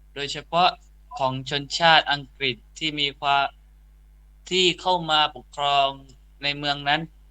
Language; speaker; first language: Thai; non-native, local second language; Pattani Malay